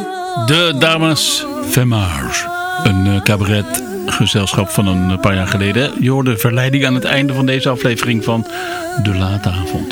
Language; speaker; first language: Dutch; native; Dutch